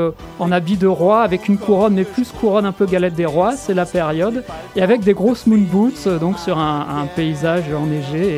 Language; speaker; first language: French; native; French